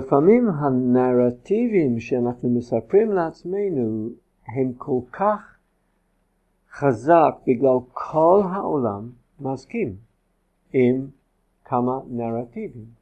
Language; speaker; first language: Hebrew; non-native, fluent; English